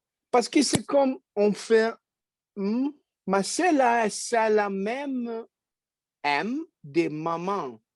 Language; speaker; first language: French; non-native, fluent; Italian